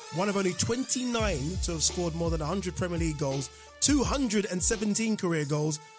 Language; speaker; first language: English; non-native, local second language; Yoruba